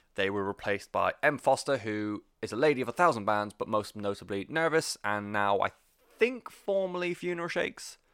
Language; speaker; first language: English; native; English